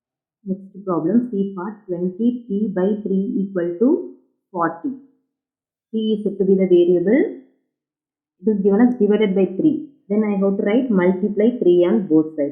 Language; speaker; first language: English; non-native, local second language; Tamil